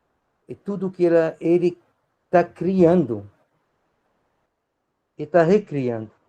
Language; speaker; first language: Portuguese; non-native, fluent; Arabic